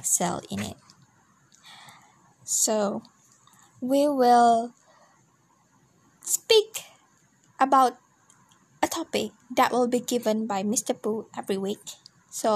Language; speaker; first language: English; non-native, local second language; Malay